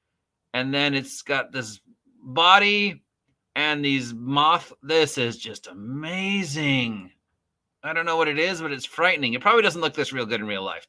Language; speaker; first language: English; native; English